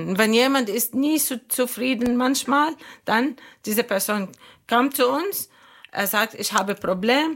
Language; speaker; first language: German; non-native, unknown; Arabic